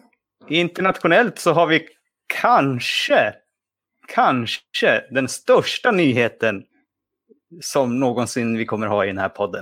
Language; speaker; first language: Swedish; native; Swedish